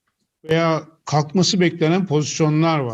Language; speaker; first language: Turkish; native; Turkish